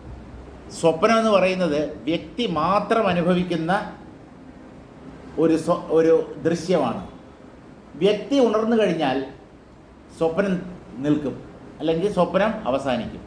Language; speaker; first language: Malayalam; native; Malayalam